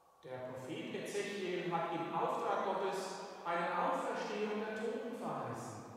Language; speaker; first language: German; native; German